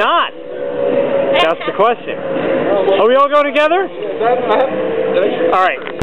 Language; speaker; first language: English; native; English